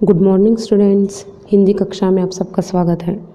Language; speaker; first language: Hindi; non-native, local second language; Kannada